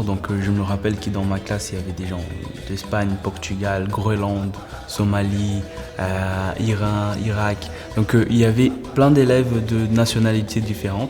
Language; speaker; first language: French; early bilingual, other home language; Portuguese